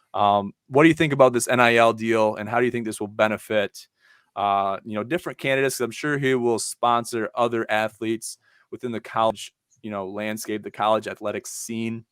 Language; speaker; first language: English; native; English